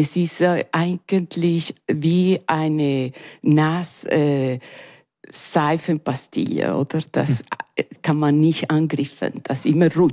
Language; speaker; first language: German; non-native, learner; Spanish